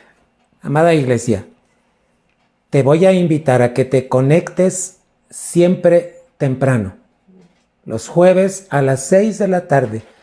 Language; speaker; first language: Spanish; native; Spanish